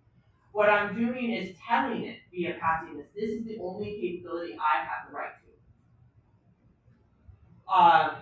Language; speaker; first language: English; native; English